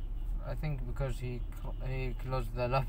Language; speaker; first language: English; non-native, learner; Arabic